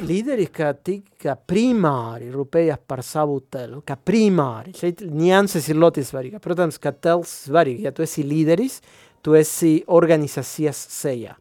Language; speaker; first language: Latvian; non-native, fluent; Spanish